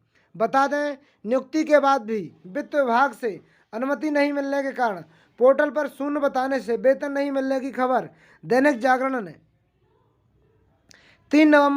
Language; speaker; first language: Hindi; native; Hindi